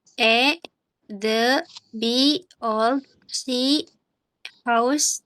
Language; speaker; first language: English; non-native, learner; Indonesian